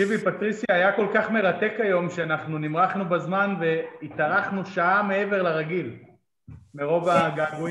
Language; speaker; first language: Hebrew; native; Hebrew